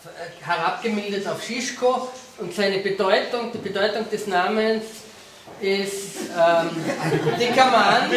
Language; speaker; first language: German; non-native, fluent; Slovenian